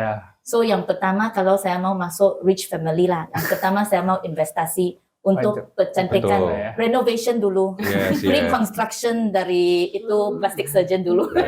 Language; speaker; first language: Indonesian; non-native, learner; Malay